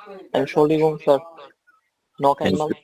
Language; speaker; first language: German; non-native, learner; Bangla